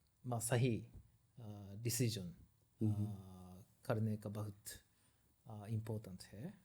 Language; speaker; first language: Hindi; non-native, learner; Japanese